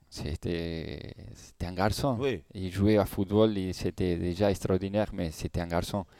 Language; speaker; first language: French; non-native, learner; Spanish